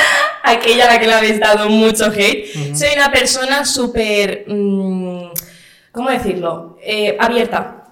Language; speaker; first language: Spanish; early bilingual, other home language; Arabic